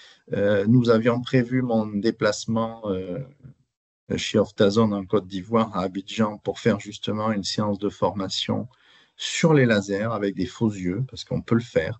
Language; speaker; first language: French; native; French